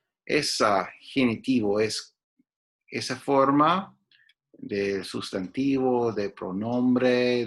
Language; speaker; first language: Spanish; non-native, fluent; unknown